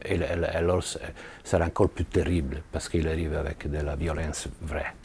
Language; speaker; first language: French; non-native, learner; Italian